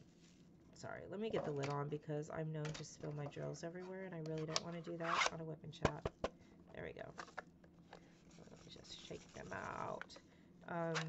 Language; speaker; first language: English; native; English